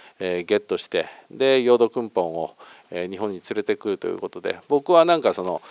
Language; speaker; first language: Japanese; native; Japanese